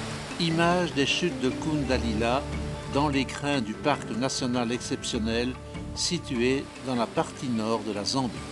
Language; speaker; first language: French; native; French